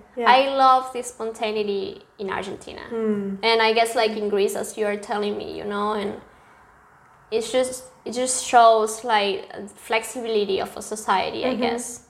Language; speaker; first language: English; non-native, fluent; Spanish